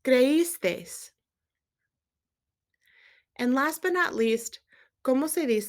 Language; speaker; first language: Spanish; non-native, learner; English